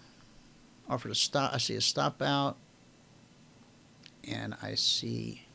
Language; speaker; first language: English; native; English